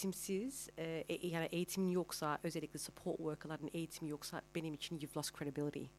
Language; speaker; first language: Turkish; early bilingual, heritage; Turkish